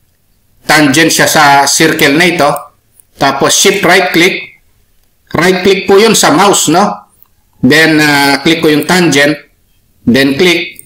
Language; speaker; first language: Filipino; native; Filipino